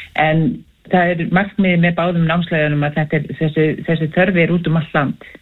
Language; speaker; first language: Icelandic; native; Icelandic